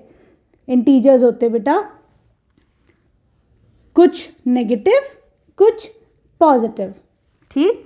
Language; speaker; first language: Hindi; native; Hindi